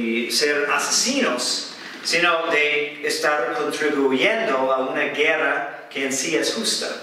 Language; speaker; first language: Spanish; non-native, fluent; English